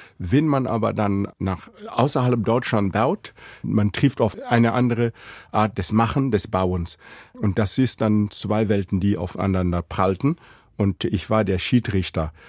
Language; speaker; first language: German; non-native, fluent; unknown